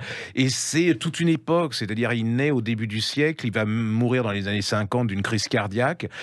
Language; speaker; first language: French; native; French